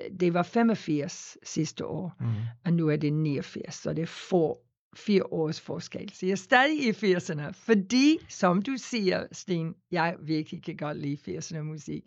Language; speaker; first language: Danish; non-native, fluent; English